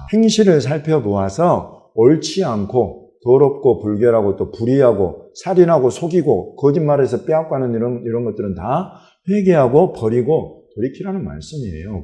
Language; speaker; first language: Korean; native; Korean